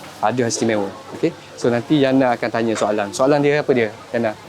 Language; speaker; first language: Malay; native; Malay